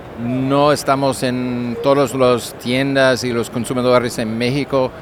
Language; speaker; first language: Spanish; non-native, learner; English